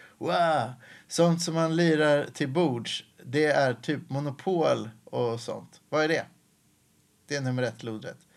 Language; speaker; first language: Swedish; native; Swedish